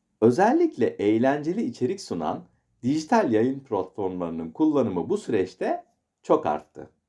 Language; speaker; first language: Turkish; native; Turkish